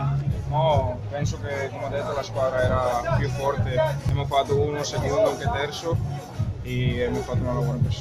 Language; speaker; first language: Italian; non-native, learner; Spanish